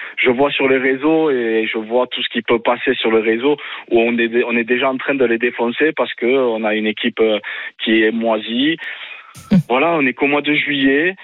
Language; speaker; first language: French; native; French